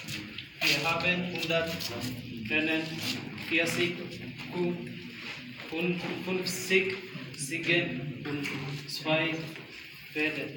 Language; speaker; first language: German; non-native, learner; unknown